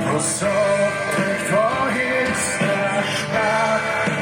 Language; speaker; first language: Ukrainian; native; Ukrainian